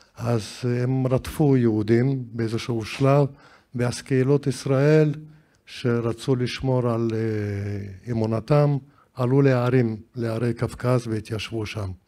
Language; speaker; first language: Hebrew; non-native, fluent; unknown